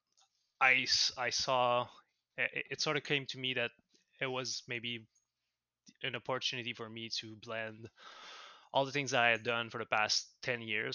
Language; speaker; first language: English; non-native, fluent; French